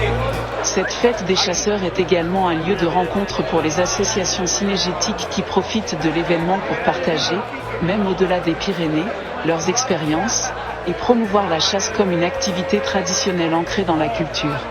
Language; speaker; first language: French; native; French